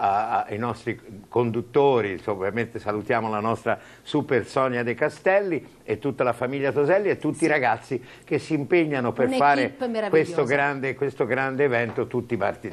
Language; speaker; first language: Italian; native; Italian